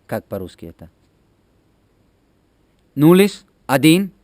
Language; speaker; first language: Russian; non-native, learner; Italian